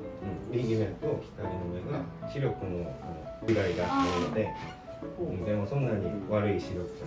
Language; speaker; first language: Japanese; non-native, learner; Korean